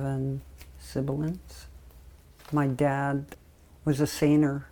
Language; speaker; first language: English; native; English